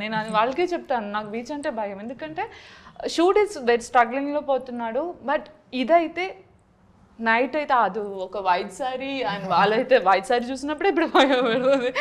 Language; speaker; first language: Telugu; non-native, local second language; Malayalam